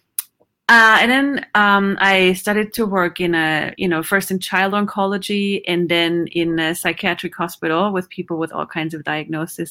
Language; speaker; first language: English; non-native, fluent; German